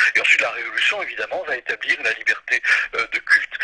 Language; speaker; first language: French; native; French